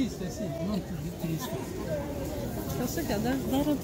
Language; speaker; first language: Italian; non-native, learner; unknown